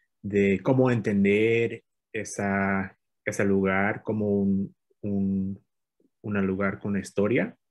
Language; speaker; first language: Spanish; non-native, fluent; English